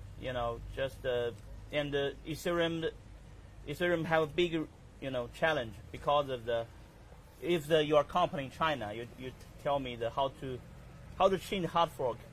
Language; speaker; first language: English; non-native, learner; Chinese